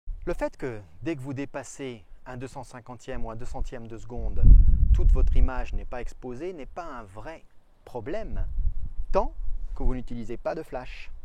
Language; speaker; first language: French; native; French